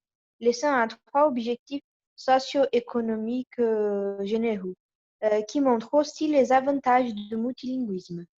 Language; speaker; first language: French; non-native, learner; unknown